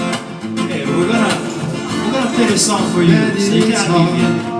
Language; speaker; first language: English; native; English